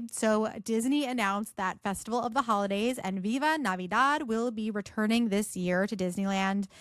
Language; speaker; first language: English; native; English